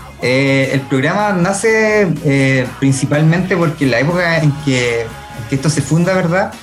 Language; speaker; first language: Spanish; native; Spanish